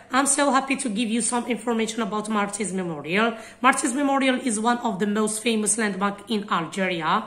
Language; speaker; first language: English; non-native, fluent; Arabic